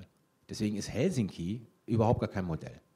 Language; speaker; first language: German; native; German